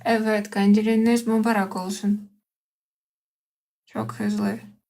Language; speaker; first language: Turkish; non-native, learner; Russian